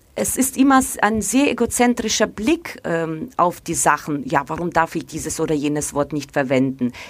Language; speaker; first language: German; non-native, fluent; Ukrainian